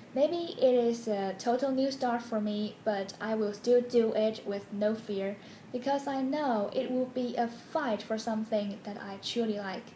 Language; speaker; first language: English; non-native, fluent; Chinese